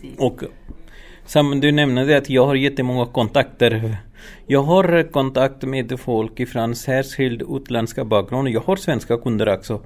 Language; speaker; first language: Swedish; non-native, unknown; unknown